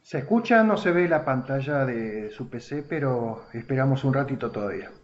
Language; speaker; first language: Spanish; native; Spanish